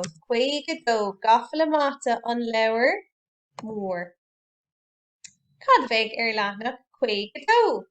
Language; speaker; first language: Irish; non-native, local second language; English